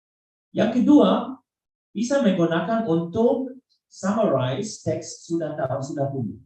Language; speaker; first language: Indonesian; non-native, learner; German